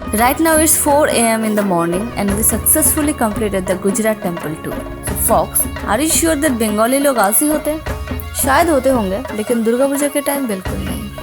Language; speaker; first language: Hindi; non-native, local second language; Bangla